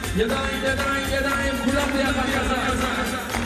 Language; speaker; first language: Hebrew; native; Hebrew